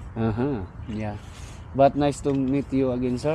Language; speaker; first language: English; non-native, learner; Filipino